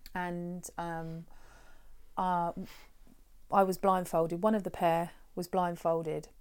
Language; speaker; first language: English; native; English